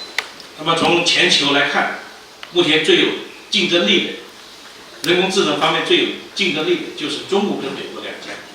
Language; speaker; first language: Chinese; native; Chinese